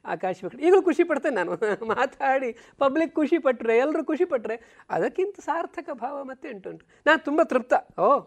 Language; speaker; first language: Kannada; native; Kannada